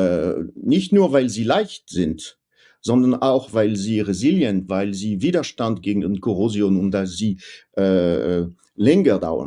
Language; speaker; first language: German; non-native, fluent; French